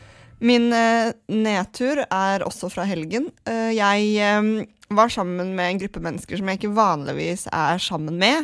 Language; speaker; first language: Norwegian; native; Norwegian